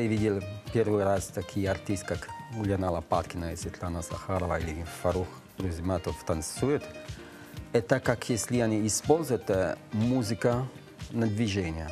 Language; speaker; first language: Russian; non-native, learner; French